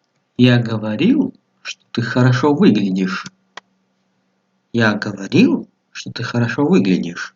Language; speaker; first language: Russian; non-native, local second language; Tajik